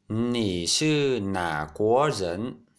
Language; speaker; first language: Chinese; non-native, learner; Vietnamese